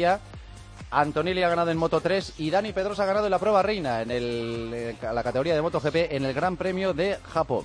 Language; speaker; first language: Spanish; native; Spanish